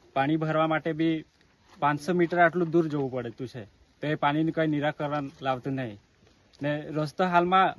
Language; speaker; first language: Gujarati; non-native, local second language; Gamit